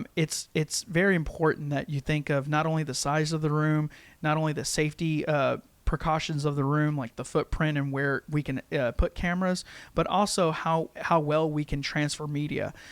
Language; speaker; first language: English; native; English